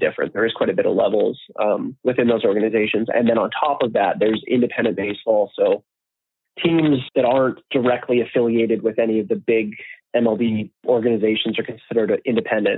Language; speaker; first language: English; native; English